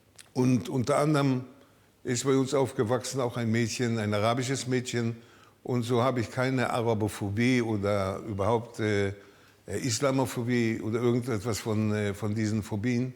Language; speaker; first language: German; early bilingual, heritage; German